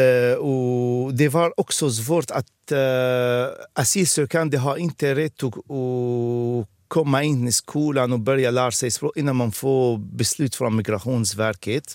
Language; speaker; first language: Swedish; non-native, fluent; Arabic